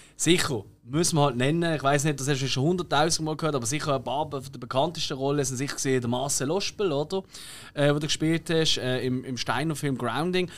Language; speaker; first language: German; native; German